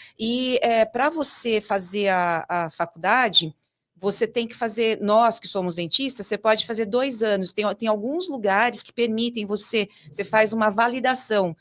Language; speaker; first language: Portuguese; native; Portuguese